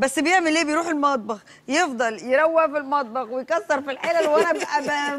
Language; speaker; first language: Arabic; native; Arabic